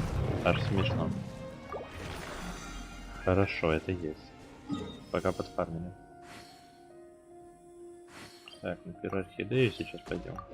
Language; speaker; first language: Russian; native; Russian